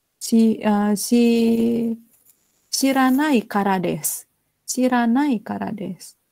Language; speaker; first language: Japanese; non-native, fluent; Indonesian